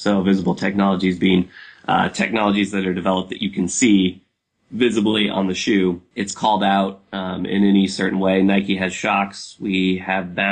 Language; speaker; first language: English; native; English